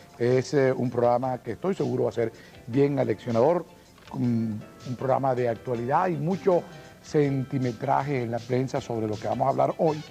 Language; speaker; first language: Spanish; native; Spanish